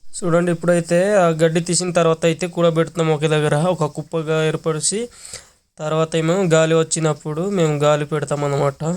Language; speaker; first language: Telugu; non-native, local second language; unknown